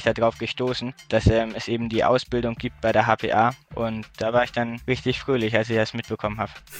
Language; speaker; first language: German; native; German